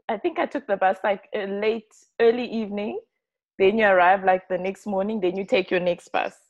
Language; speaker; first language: English; non-native, local second language; Shona